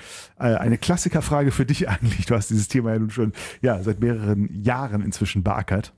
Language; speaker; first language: German; native; German